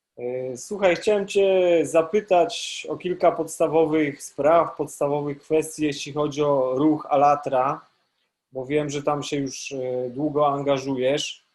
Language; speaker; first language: Polish; native; Polish